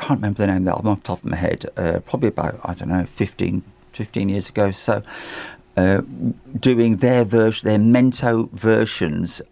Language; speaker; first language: English; native; English